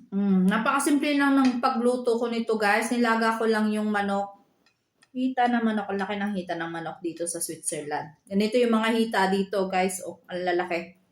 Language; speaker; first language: Filipino; native; Filipino